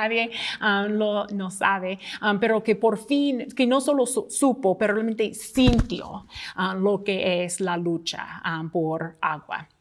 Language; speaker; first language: Spanish; non-native, fluent; English